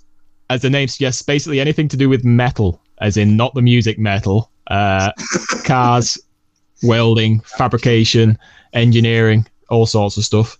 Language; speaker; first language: English; native; English